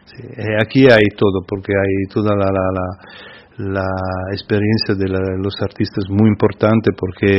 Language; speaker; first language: Spanish; non-native, fluent; Italian